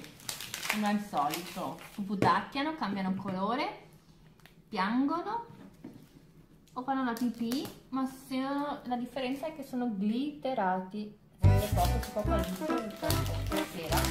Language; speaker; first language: Italian; native; Italian